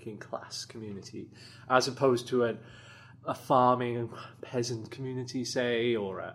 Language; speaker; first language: English; native; English